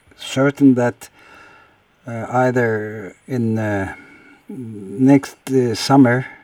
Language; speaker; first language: English; non-native, fluent; Turkish